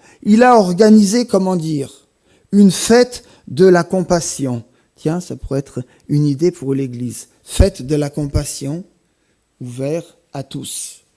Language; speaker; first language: French; native; French